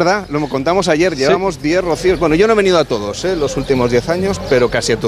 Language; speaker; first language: Spanish; native; Spanish